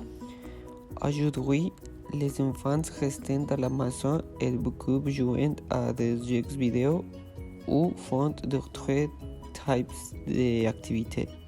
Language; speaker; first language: French; non-native, learner; Spanish